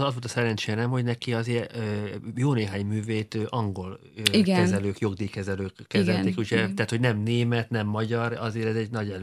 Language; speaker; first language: Hungarian; native; Hungarian